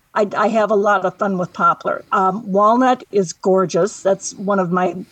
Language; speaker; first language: English; native; English